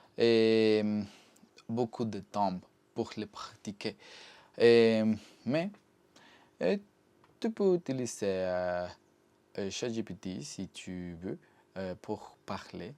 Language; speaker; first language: French; non-native, learner; Spanish